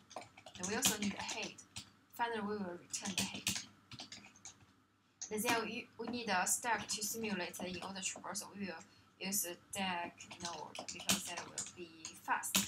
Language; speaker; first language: English; non-native, fluent; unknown